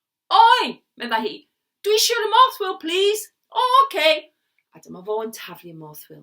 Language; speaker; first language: Welsh; non-native, learner; English